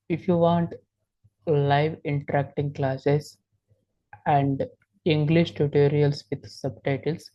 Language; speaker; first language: English; non-native, local second language; Telugu